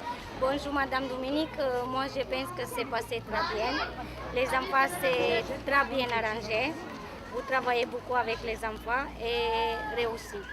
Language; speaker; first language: French; non-native, learner; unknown